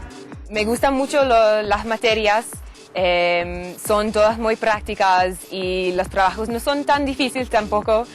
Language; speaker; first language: Spanish; non-native, fluent; English